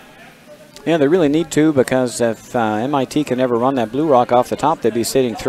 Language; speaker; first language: English; native; English